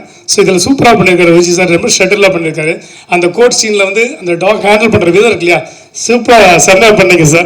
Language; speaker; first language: Tamil; native; Tamil